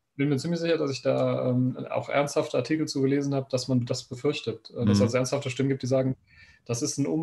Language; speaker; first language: German; native; German